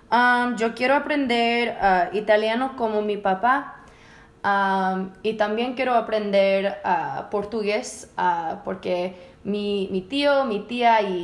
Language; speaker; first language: Spanish; early bilingual, heritage; Spanish